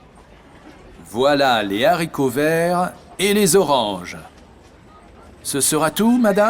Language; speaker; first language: French; native; French